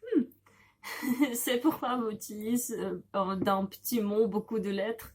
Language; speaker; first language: French; non-native, learner; Russian